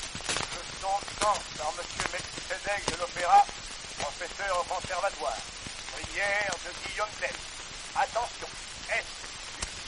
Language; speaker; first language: French; native; French